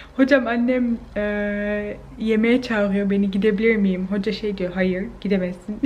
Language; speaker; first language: Turkish; early bilingual, heritage; Turkish